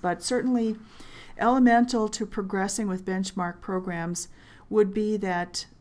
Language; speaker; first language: English; native; English